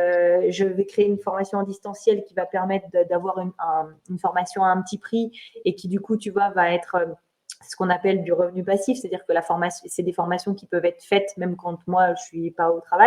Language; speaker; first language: French; native; French